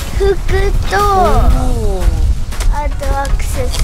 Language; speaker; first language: Japanese; early bilingual, heritage; Japanese